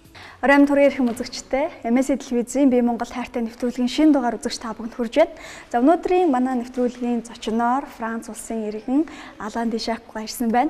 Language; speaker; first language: Mongolian; native; Mongolian